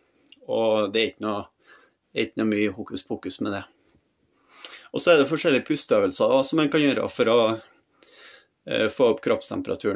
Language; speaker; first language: Norwegian; native; Norwegian